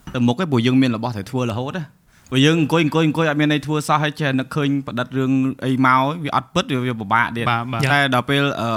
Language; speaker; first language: Khmer; native; Khmer